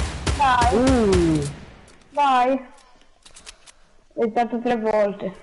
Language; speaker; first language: Italian; native; Italian